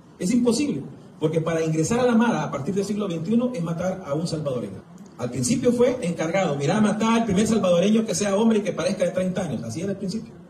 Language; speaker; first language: Spanish; native; Spanish